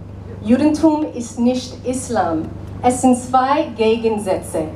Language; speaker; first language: German; non-native, learner; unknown